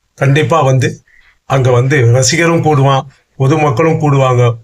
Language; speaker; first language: Tamil; native; Tamil